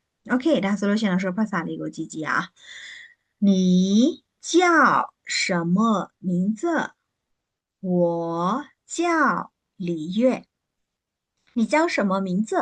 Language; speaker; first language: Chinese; non-native, fluent; Burmese